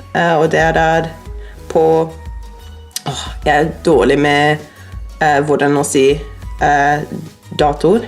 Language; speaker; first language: Norwegian; non-native, learner; English